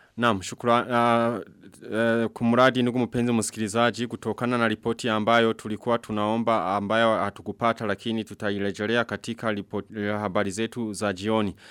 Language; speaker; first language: Swahili; non-native, local second language; Rundi